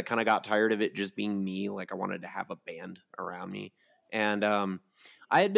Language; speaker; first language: English; native; English